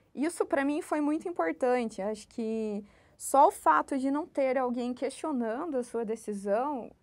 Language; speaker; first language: Portuguese; native; Portuguese